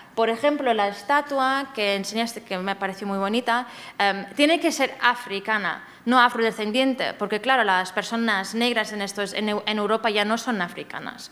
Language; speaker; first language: Spanish; non-native, fluent; German